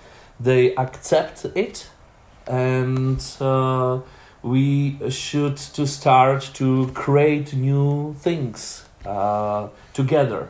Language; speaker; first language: English; non-native, learner; Czech